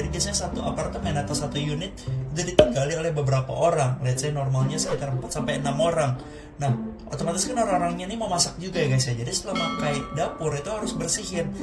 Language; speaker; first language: Indonesian; native; Indonesian